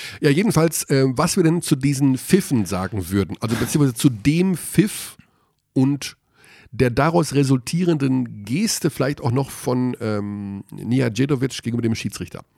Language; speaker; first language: German; native; German